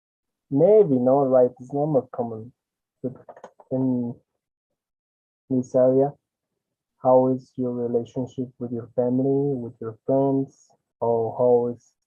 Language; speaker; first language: English; non-native, learner; Spanish